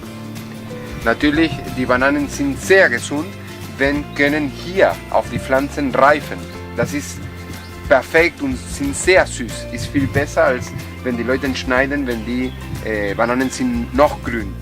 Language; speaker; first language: German; non-native, fluent; Spanish